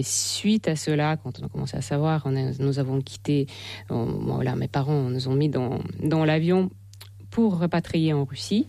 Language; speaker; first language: French; non-native, fluent; Russian